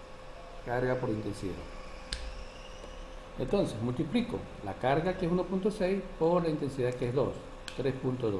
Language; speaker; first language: Spanish; native; Spanish